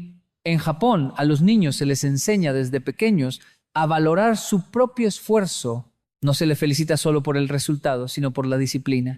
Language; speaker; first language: Spanish; native; Spanish